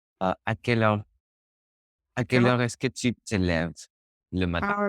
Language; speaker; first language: French; non-native, learner; Spanish